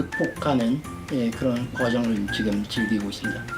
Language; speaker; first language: Korean; non-native, fluent; Japanese